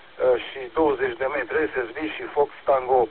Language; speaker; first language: Romanian; native; Romanian